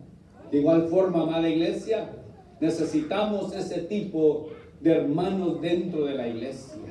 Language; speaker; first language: Spanish; native; Spanish